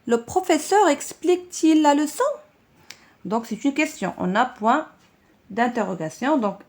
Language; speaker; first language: French; non-native, local second language; Arabic